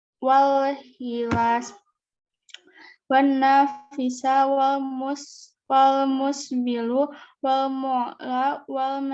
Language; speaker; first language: Arabic; non-native, learner; Indonesian